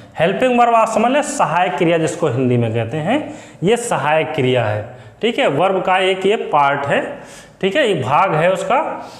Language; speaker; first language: Hindi; native; Hindi